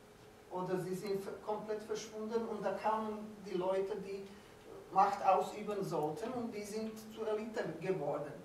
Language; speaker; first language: German; non-native, fluent; Slovak